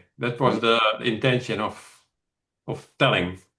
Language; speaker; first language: English; non-native, fluent; Dutch